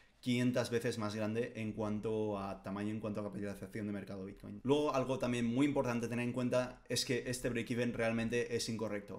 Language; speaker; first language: Spanish; native; Spanish